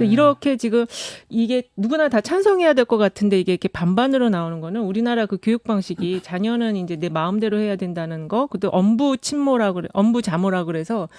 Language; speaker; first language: Korean; native; Korean